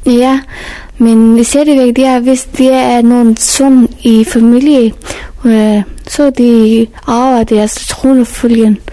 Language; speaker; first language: Danish; non-native, fluent; Persian